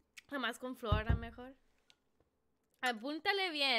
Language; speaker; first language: Spanish; early bilingual, heritage; Spanish